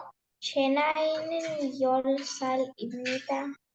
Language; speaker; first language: Korean; non-native, learner; Spanish